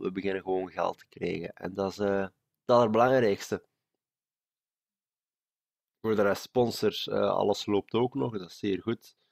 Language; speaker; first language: Dutch; native; Dutch